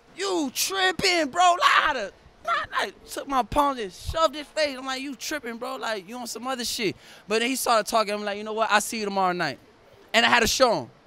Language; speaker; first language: English; native; English